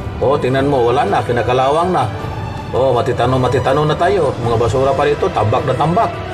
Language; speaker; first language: Filipino; non-native, local second language; Cebuano